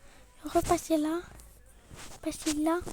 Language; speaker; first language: French; native; French